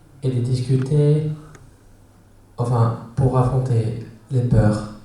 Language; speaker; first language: French; early bilingual, other home language; Spanish